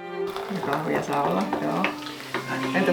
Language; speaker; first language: Finnish; native; Finnish